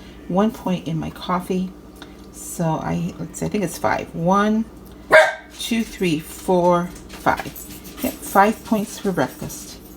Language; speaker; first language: English; native; English